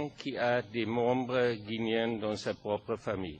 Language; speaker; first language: French; non-native, fluent; German